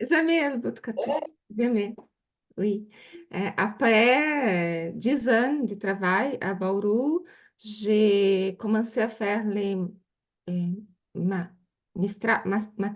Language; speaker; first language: French; non-native, learner; Portuguese